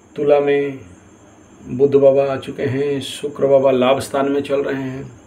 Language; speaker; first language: Hindi; non-native, local second language; Odia